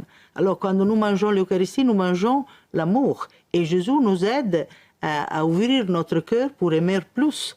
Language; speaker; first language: French; non-native, fluent; Italian